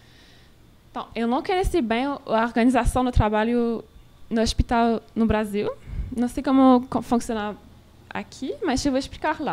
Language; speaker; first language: Portuguese; non-native, learner; French